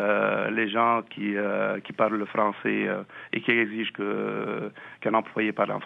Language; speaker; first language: French; non-native, local second language; Arabic